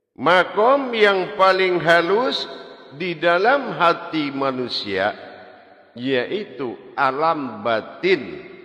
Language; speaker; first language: Malay; non-native, local second language; Javanese